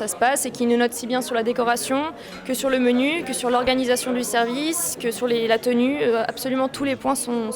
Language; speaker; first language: French; native; French